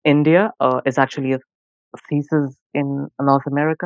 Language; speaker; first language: English; non-native, local second language; Urdu